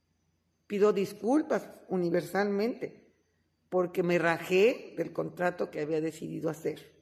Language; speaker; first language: Spanish; native; Spanish